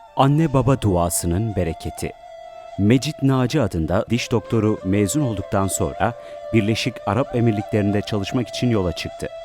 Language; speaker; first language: Turkish; native; Turkish